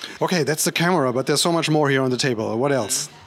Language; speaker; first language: English; non-native, fluent; German